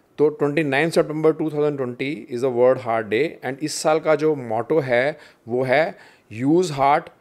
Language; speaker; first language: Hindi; non-native, local second language; Punjabi